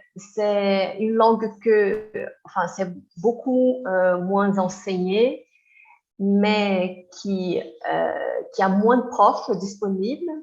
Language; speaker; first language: French; non-native, fluent; Portuguese